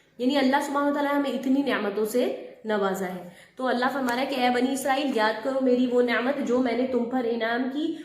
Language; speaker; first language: Urdu; native; Urdu